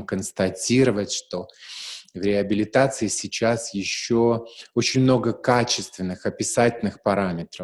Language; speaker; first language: Russian; native; Russian